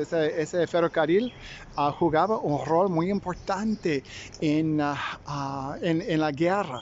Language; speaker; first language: Spanish; non-native, fluent; English